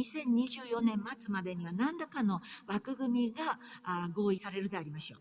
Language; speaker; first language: Japanese; native; Japanese